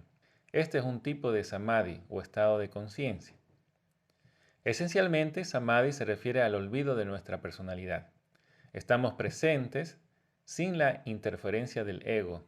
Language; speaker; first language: Spanish; native; Spanish